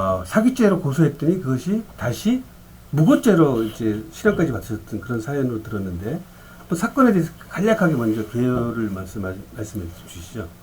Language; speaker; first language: Korean; native; Korean